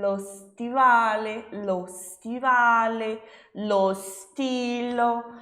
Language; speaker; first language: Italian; non-native, fluent; Portuguese